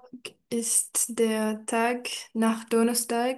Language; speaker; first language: German; non-native, learner; French